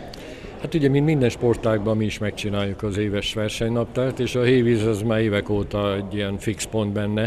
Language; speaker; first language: Hungarian; native; Hungarian